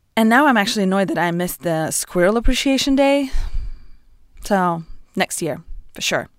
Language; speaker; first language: English; non-native, fluent; Russian